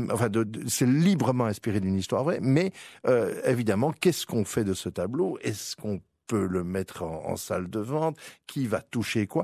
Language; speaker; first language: French; native; French